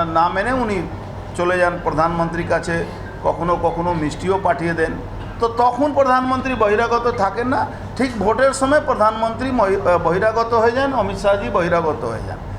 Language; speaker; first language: Bangla; non-native, local second language; Hindi